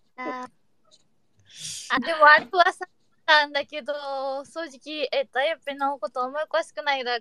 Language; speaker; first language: Japanese; non-native, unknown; Indonesian